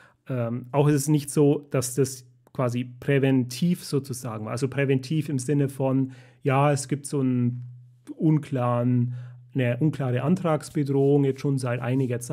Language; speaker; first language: German; native; German